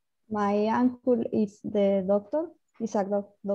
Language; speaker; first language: English; non-native, learner; Spanish